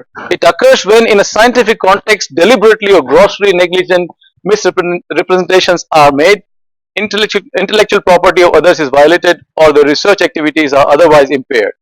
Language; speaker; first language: English; non-native, fluent; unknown